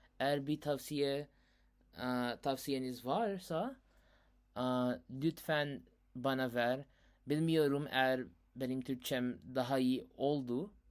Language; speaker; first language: Turkish; non-native, learner; Urdu